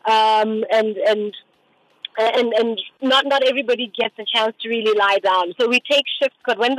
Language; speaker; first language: English; non-native, local second language; Tswana